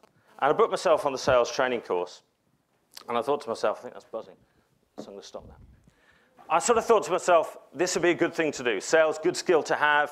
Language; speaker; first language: English; native; English